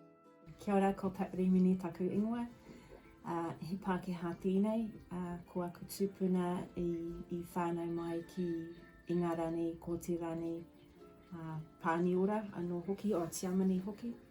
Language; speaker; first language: Māori; non-native, local second language; English